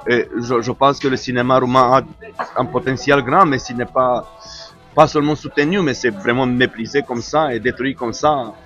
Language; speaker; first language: French; non-native, fluent; Romanian